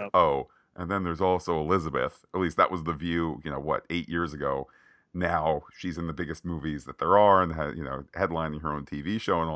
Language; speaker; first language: English; native; English